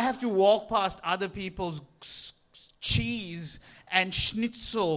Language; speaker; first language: English; non-native, local second language; Sinhala